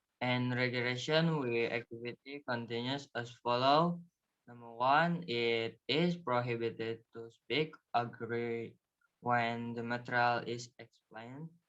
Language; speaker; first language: English; non-native, learner; Indonesian